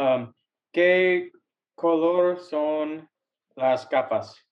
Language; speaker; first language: Spanish; non-native, learner; English